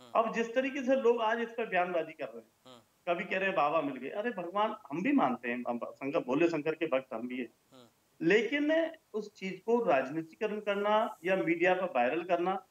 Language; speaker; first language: Hindi; native; Hindi